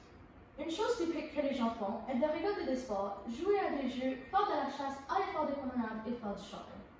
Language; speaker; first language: French; non-native, learner; English